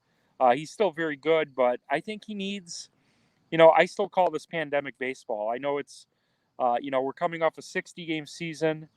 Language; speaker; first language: English; native; English